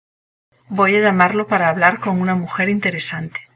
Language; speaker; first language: Spanish; non-native, learner; English